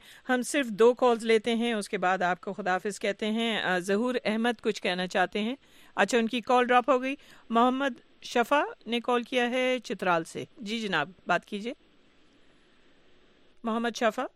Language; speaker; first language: Urdu; native; Urdu